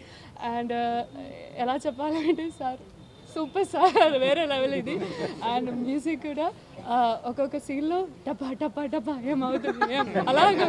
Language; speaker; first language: Telugu; non-native, learner; Malayalam